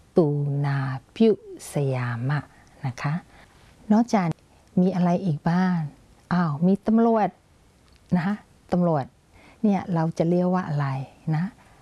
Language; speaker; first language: Thai; non-native, fluent; Burmese